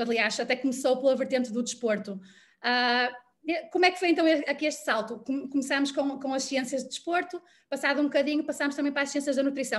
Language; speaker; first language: Portuguese; native; Portuguese